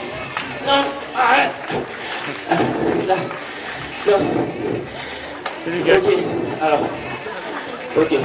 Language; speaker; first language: French; native; French